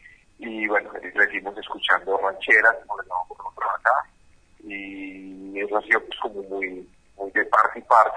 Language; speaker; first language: Spanish; native; Spanish